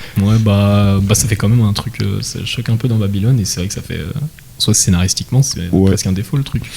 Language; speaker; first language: French; native; French